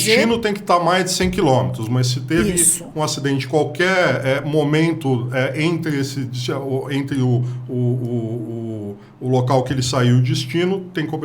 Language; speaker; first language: Portuguese; native; Portuguese